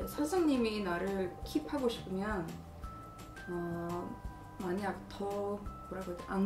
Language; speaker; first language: Korean; non-native, fluent; Swedish